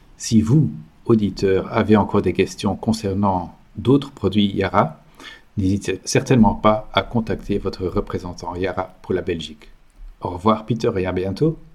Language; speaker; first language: French; native; French